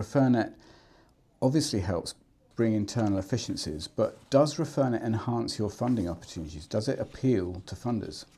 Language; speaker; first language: English; native; English